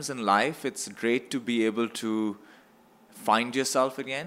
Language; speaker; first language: English; non-native, local second language; Urdu